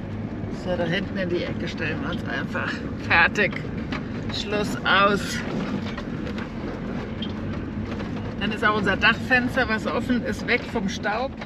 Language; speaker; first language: German; native; German